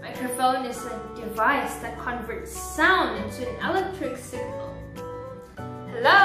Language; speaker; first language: English; non-native, learner; Indonesian